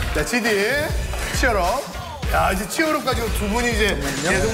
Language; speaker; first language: Korean; native; Korean